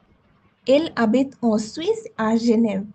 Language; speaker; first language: French; non-native, learner; Bangla